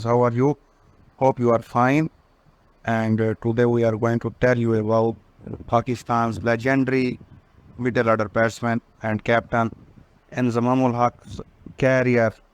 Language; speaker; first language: English; non-native, local second language; Urdu